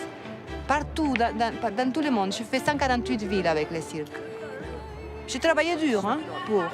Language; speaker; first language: French; non-native, fluent; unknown